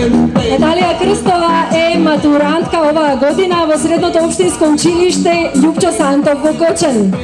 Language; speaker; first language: Macedonian; native; Macedonian